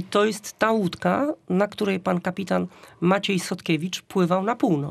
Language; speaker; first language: Polish; native; Polish